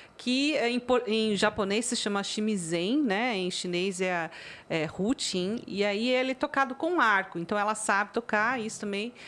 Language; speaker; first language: Portuguese; early bilingual, other home language; Chinese